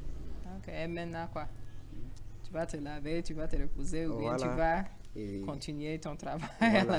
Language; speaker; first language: French; non-native, learner; English